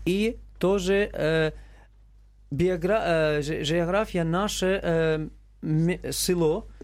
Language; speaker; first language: Russian; non-native, learner; Arabic